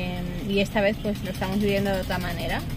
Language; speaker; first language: Spanish; native; Spanish